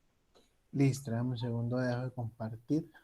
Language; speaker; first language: Spanish; native; Spanish